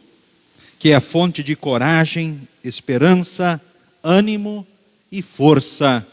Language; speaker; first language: Portuguese; native; Portuguese